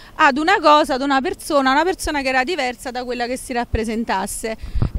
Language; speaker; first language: Italian; native; Italian